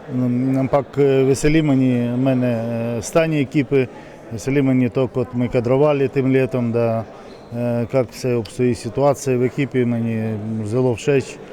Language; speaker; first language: Slovenian; non-native, learner; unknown